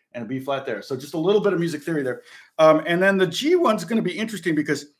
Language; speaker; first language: English; native; English